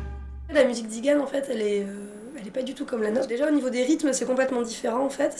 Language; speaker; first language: French; native; French